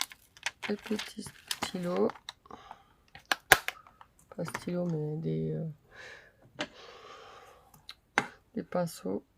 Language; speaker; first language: French; native; French